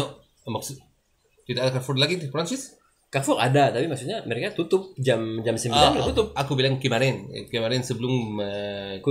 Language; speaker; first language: Indonesian; non-native, learner; French